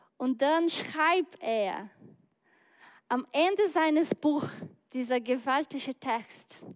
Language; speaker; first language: German; non-native, learner; Portuguese